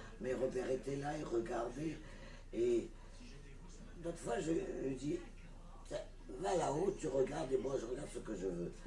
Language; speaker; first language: French; native; French